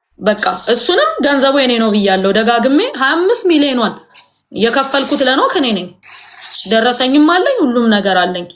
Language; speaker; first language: Amharic; native; Amharic